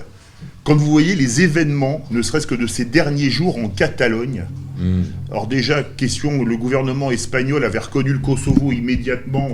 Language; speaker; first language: French; native; French